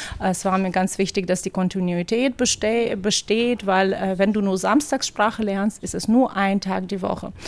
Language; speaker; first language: German; non-native, fluent; Ukrainian